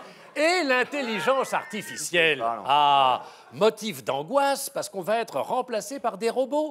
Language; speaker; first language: French; native; French